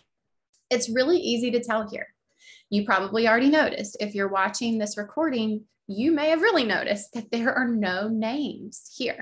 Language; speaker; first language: English; native; English